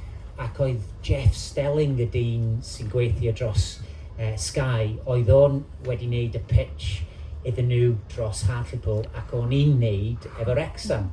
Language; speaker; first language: Welsh; non-native, local second language; English